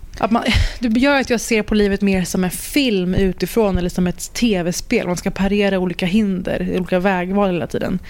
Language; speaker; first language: Swedish; early bilingual, other home language; Persian